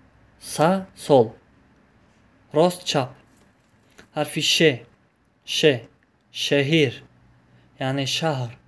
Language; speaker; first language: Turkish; non-native, fluent; Tajik